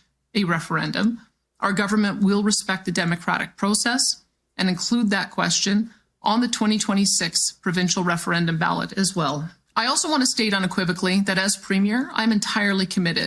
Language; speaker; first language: English; native; English